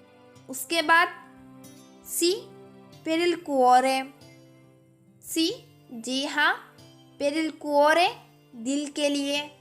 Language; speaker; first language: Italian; non-native, fluent; Urdu